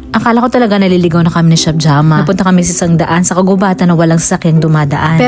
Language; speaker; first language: Filipino; native; Filipino